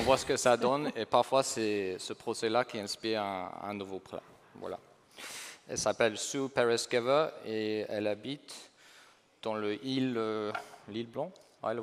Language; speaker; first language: French; non-native, fluent; English